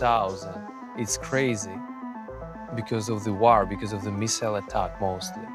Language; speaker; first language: English; non-native, fluent; Ukrainian